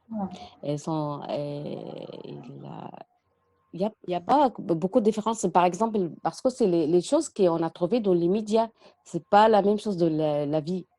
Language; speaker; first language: French; non-native, learner; Arabic